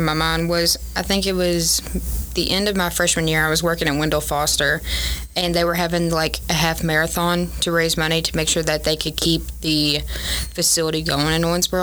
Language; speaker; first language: English; native; English